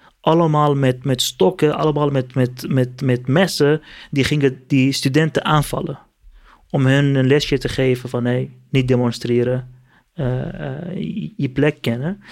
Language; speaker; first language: Dutch; non-native, fluent; Kurdish